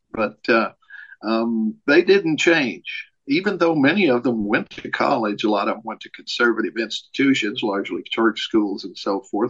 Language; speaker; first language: English; native; English